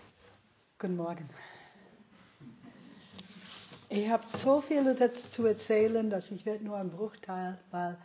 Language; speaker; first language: German; non-native, fluent; English